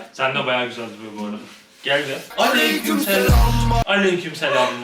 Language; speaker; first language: Turkish; native; Turkish